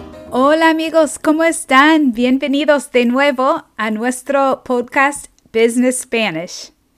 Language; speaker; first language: Spanish; non-native, fluent; English